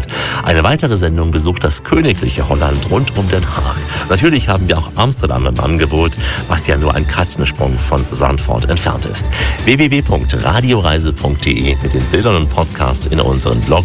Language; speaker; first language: German; native; German